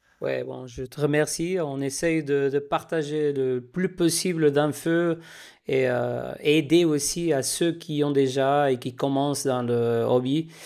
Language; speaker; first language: French; non-native, fluent; Spanish